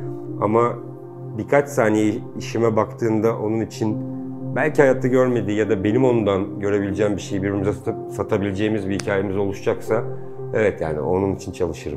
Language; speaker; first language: Turkish; native; Turkish